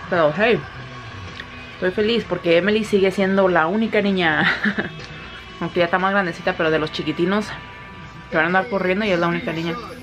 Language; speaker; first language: Spanish; early bilingual, heritage; Spanish